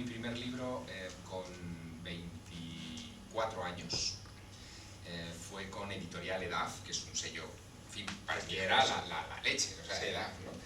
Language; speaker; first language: Spanish; native; Spanish